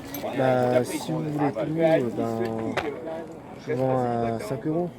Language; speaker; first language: French; native; French